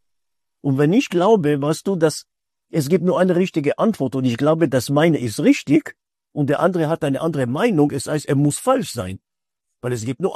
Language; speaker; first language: German; non-native, fluent; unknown